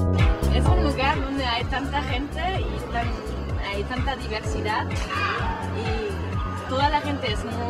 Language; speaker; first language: Spanish; non-native, fluent; German